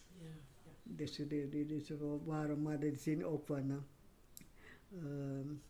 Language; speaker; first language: Dutch; non-native, learner; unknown